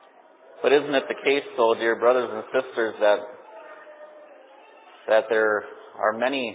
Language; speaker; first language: English; native; English